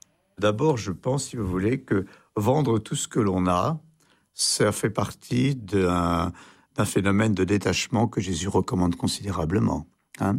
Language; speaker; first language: French; native; French